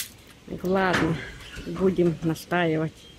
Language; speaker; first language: Russian; native; Russian